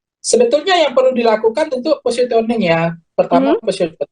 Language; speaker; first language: Indonesian; native; Indonesian